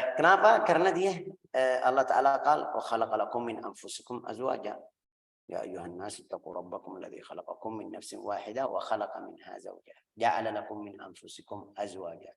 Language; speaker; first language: Indonesian; non-native, fluent; Arabic